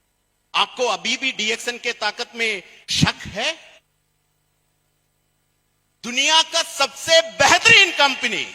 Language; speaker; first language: Hindi; non-native, local second language; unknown